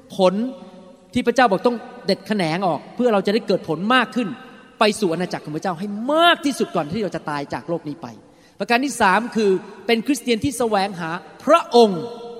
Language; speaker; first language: Thai; early bilingual, heritage; Thai